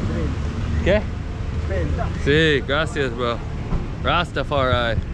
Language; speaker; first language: Spanish; non-native, learner; English